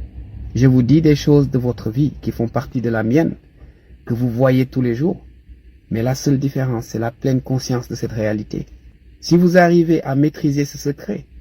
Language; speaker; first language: French; non-native, local second language; Wolof